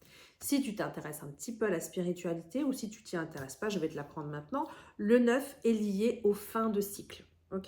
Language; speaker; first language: French; native; French